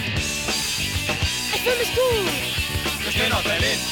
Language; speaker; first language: German; native; German